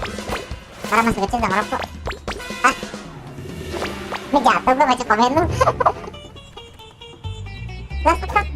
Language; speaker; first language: Indonesian; native; Indonesian